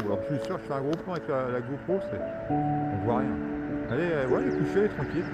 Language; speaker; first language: French; native; French